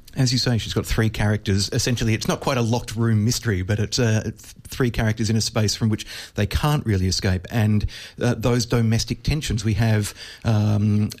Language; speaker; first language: English; native; English